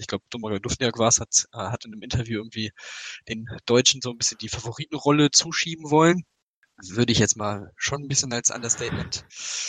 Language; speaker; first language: German; native; German